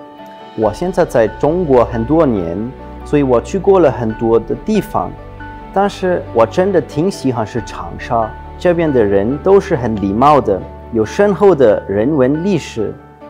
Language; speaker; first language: Chinese; non-native, fluent; German